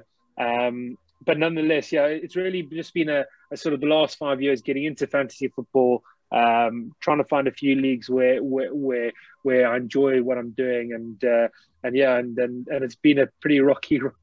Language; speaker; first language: English; native; English